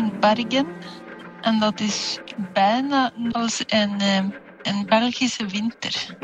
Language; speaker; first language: Dutch; non-native, fluent; Norwegian